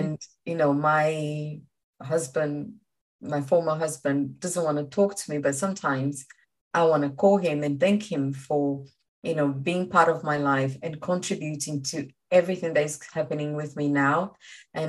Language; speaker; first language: English; non-native, fluent; Portuguese